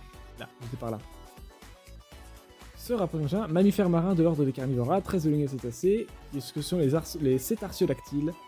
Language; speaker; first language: French; native; French